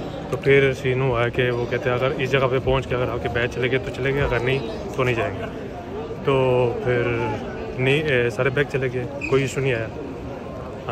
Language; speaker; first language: Urdu; early bilingual, heritage; Urdu